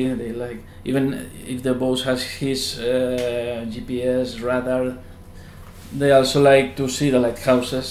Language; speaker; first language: English; non-native, learner; Spanish